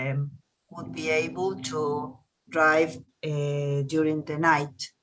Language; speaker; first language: English; non-native, learner; Spanish